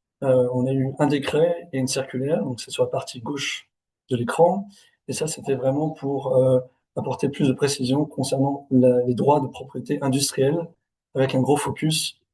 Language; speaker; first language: French; native; French